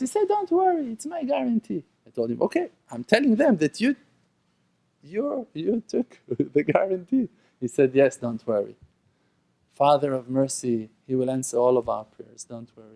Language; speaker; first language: English; non-native, fluent; Hebrew